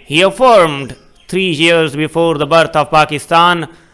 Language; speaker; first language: English; non-native, local second language; Urdu